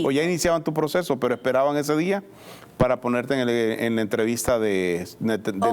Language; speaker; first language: Spanish; native; Spanish